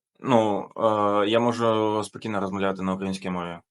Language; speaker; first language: Ukrainian; non-native, local second language; Russian